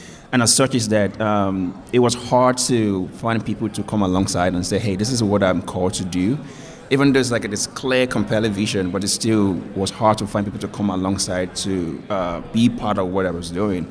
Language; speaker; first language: English; non-native, local second language; Yoruba